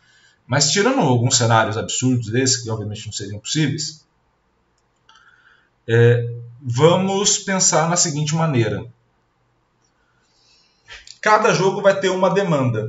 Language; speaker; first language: Portuguese; native; Portuguese